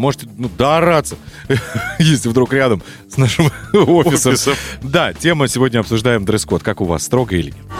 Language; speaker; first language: Russian; native; Russian